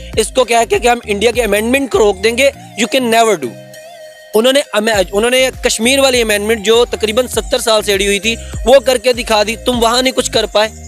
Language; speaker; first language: Urdu; non-native, local second language; Punjabi